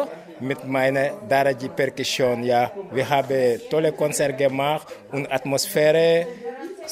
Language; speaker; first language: German; non-native, learner; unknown